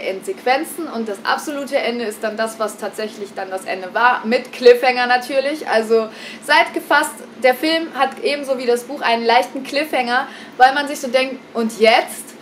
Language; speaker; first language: German; native; German